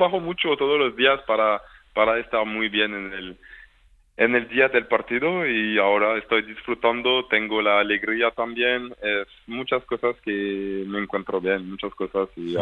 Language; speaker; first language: Spanish; non-native, fluent; French